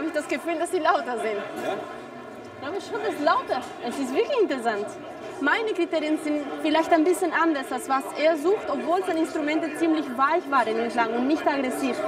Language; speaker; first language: German; non-native, fluent; Spanish